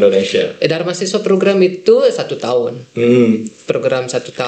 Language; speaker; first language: Indonesian; non-native, fluent; Dutch